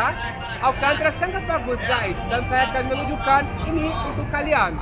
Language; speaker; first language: Indonesian; non-native, fluent; Portuguese